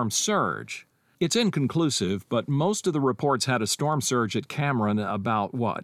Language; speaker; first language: English; native; English